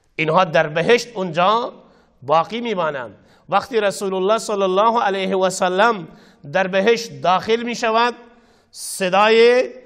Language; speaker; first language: Persian; non-native, local second language; Baluchi